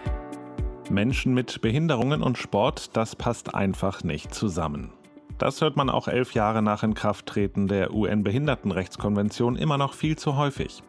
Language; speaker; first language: German; native; German